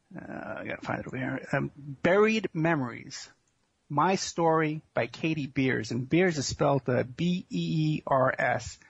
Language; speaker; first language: English; native; English